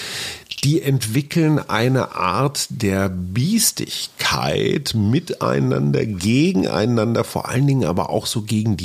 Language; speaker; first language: German; native; German